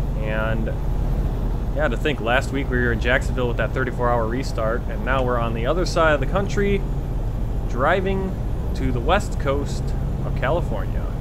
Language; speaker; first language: English; native; English